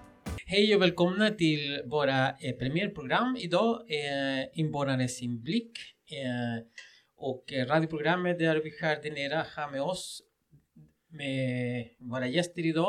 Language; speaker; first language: Swedish; non-native, fluent; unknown